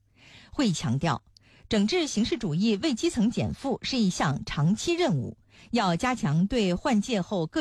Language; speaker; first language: Chinese; native; Chinese